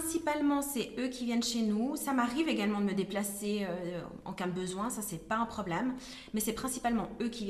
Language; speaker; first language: French; native; French